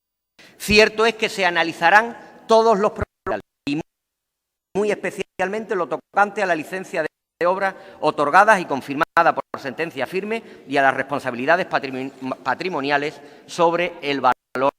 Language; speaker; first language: Spanish; native; Spanish